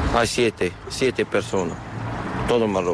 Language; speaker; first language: Spanish; non-native, learner; Arabic